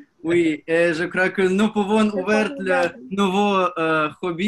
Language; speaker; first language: French; non-native, learner; Russian